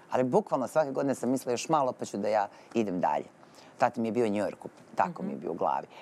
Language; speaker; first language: Serbian; native; Serbian